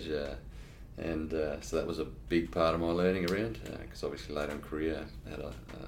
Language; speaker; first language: English; native; English